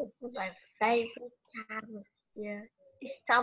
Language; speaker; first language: English; non-native, learner; Vietnamese